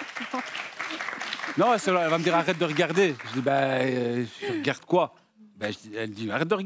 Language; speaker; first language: French; native; French